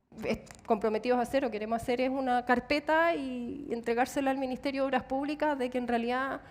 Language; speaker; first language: Spanish; native; Spanish